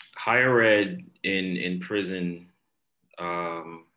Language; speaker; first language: English; native; English